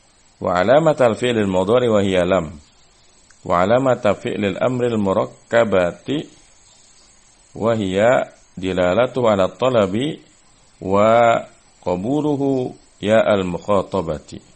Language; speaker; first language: Arabic; non-native, fluent; Indonesian